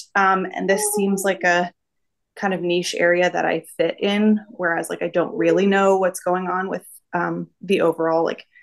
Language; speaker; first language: English; native; English